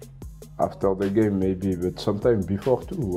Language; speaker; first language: English; non-native, learner; French